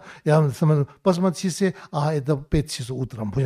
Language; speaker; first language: Russian; non-native, learner; Tibetan